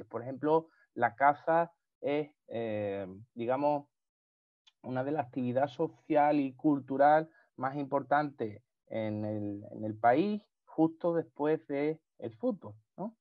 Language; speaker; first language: Spanish; native; Spanish